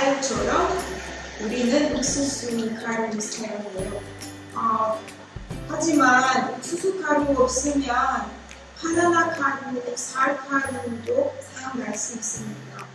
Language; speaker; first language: Korean; non-native, learner; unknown